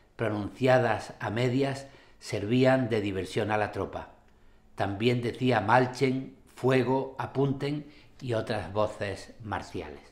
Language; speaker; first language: Spanish; native; Spanish